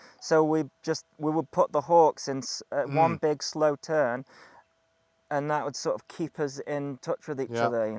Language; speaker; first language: English; native; English